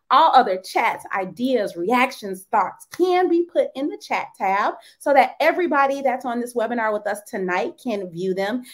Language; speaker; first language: English; native; English